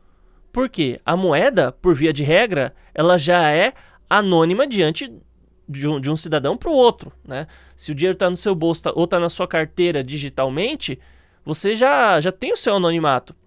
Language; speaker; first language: Portuguese; native; Portuguese